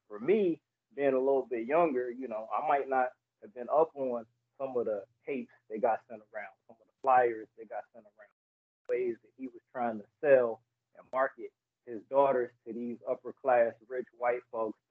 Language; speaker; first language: English; native; English